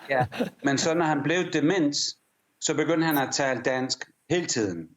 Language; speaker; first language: Danish; early bilingual, heritage; English